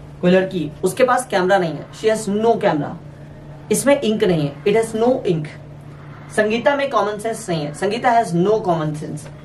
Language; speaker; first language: Hindi; native; Hindi